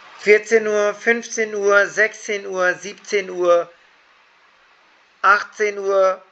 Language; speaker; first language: German; non-native, fluent; Hindi